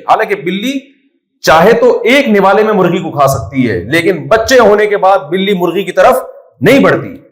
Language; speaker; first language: Urdu; native; Urdu